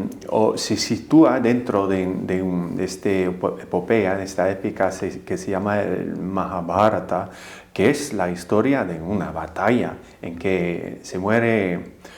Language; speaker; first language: Spanish; non-native, fluent; English